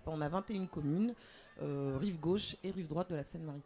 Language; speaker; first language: French; native; French